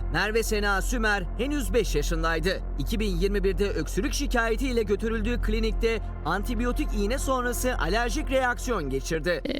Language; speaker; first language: Turkish; native; Turkish